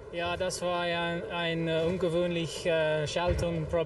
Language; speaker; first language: German; non-native, learner; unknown